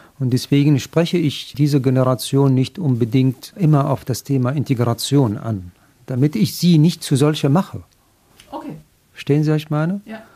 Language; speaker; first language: German; non-native, fluent; Arabic